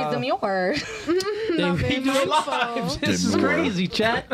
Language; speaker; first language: English; native; English